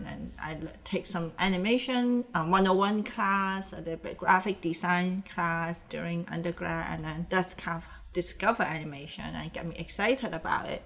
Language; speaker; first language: English; non-native, local second language; Cantonese